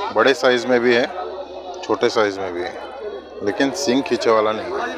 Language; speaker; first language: Hindi; non-native, local second language; Kannada